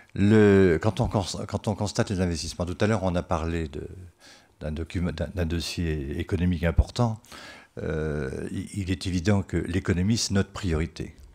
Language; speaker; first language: French; native; French